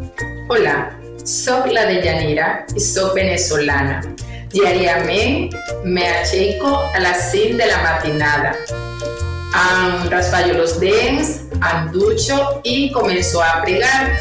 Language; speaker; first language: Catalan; non-native, learner; Spanish